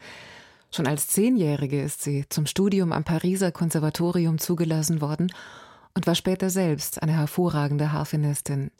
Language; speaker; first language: German; native; German